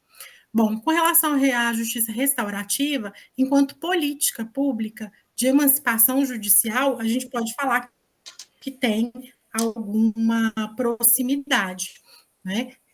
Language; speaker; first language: Portuguese; native; Portuguese